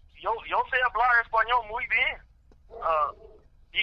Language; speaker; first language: Spanish; non-native, learner; English